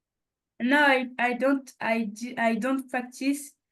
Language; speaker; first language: English; non-native, learner; French